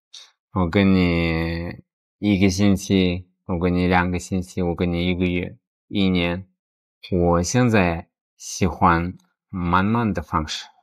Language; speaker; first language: Chinese; non-native, fluent; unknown